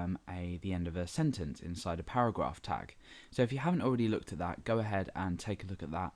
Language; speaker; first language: English; native; English